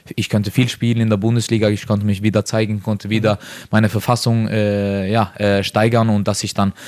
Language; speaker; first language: German; non-native, fluent; Norwegian